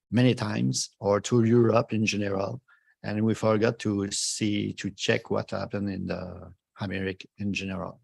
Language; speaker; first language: English; non-native, fluent; French